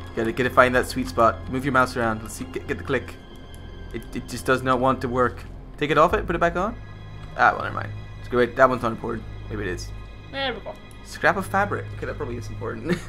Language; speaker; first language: English; native; English